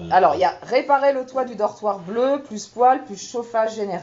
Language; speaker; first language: French; native; French